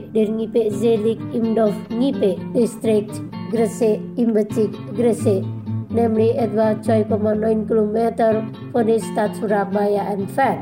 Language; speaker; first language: German; non-native, fluent; Indonesian